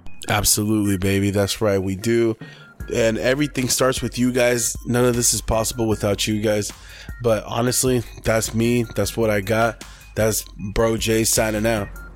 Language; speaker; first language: English; native; English